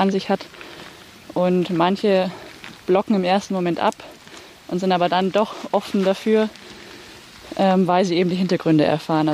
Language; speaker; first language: German; native; German